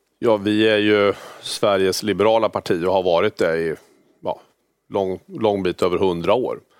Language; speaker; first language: Swedish; native; Swedish